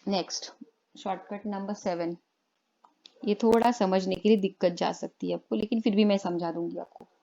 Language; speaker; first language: Hindi; non-native, local second language; Marathi